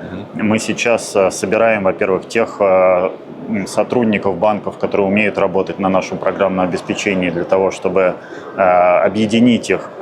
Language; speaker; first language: Russian; native; Russian